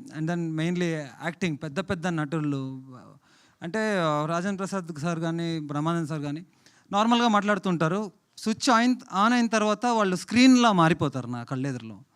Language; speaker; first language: Telugu; native; Telugu